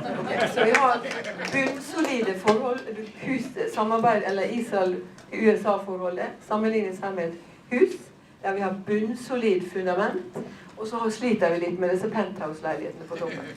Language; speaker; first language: Norwegian; native; Norwegian